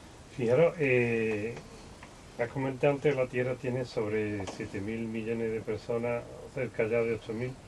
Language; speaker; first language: Spanish; native; Spanish